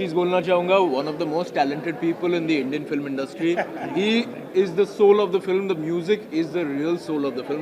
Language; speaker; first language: Hindi; native; Hindi